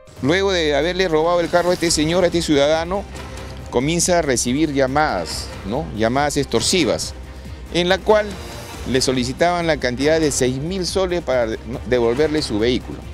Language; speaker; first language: Spanish; native; Spanish